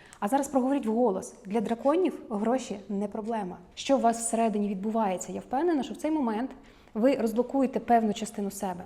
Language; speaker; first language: Ukrainian; native; Ukrainian